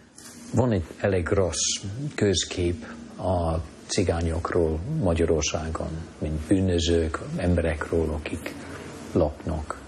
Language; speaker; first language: Hungarian; non-native, fluent; English